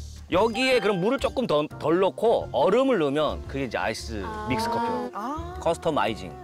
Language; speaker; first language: Korean; native; Korean